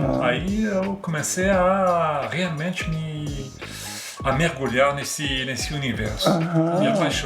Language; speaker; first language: Portuguese; non-native, fluent; French